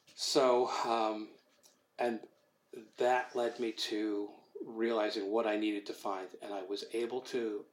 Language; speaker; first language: English; native; English